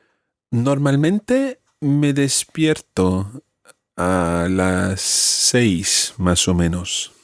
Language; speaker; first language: Spanish; non-native, fluent; English